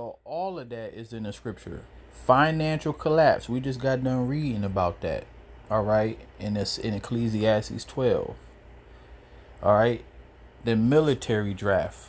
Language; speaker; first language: English; native; English